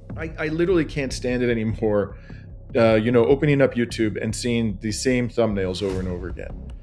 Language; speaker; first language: English; native; English